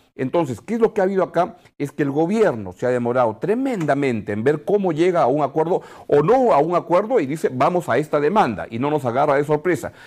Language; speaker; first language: Spanish; native; Spanish